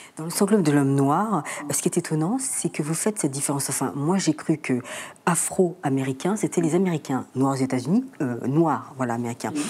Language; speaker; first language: French; native; French